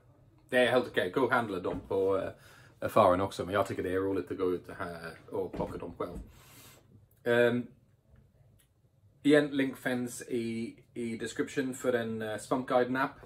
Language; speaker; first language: Swedish; non-native, fluent; English